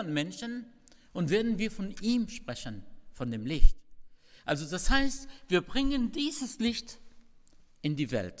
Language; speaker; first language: German; non-native, fluent; Arabic